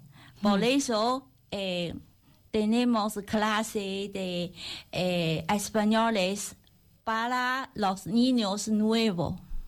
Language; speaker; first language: Spanish; non-native, learner; Chinese